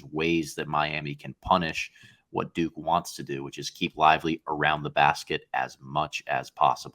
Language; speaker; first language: English; native; English